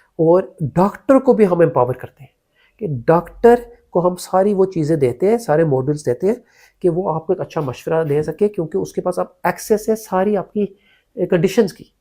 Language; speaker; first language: Urdu; early bilingual, heritage; Urdu